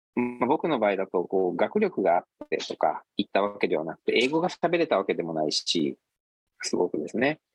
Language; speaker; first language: Japanese; native; Japanese